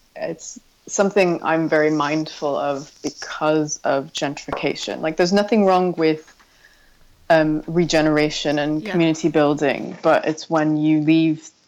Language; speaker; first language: English; native; English